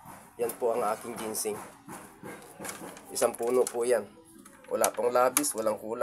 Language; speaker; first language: Filipino; native; Filipino